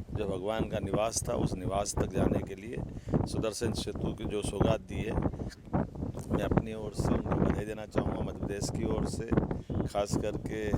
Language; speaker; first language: Hindi; native; Hindi